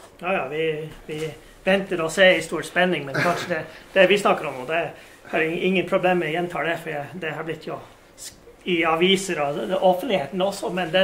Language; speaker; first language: Norwegian; non-native, fluent; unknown